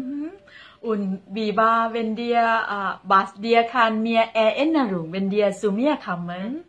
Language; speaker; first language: German; non-native, learner; Thai